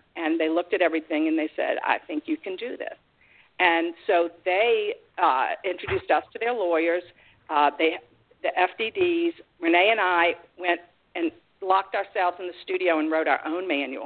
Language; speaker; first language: English; native; English